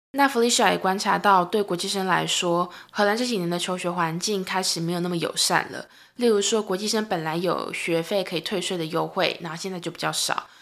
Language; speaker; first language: Chinese; native; Chinese